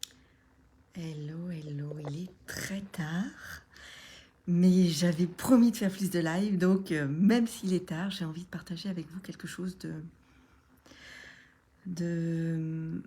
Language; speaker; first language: French; native; French